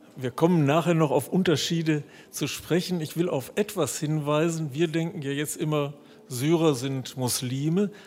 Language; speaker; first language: German; native; German